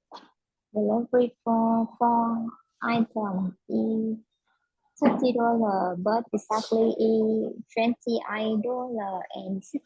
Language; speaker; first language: English; non-native, learner; Vietnamese